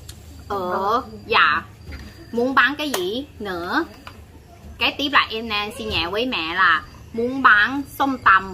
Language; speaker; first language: Vietnamese; non-native, learner; Thai